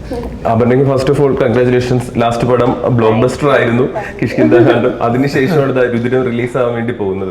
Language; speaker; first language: Malayalam; native; Malayalam